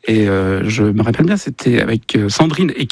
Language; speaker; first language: French; native; French